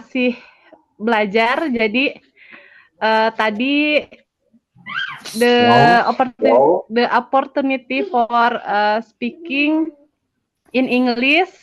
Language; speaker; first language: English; non-native, learner; Indonesian